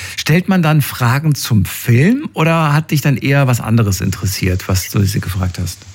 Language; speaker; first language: German; native; German